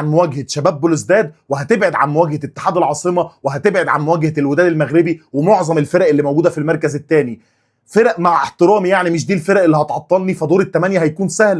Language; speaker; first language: Arabic; native; Arabic